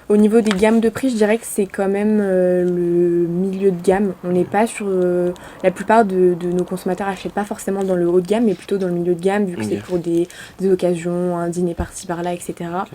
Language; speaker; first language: French; native; French